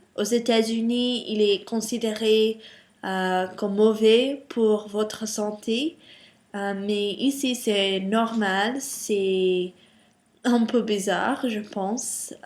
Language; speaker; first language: French; non-native, learner; English